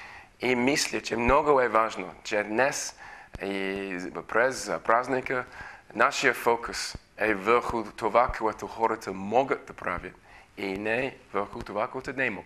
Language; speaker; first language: Bulgarian; non-native, fluent; English